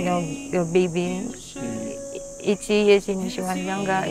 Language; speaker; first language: Chinese; non-native, learner; Filipino